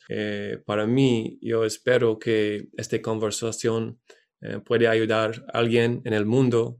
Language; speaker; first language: Spanish; non-native, learner; English